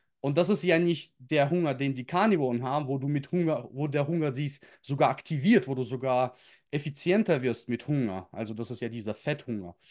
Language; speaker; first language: German; early bilingual, other home language; Russian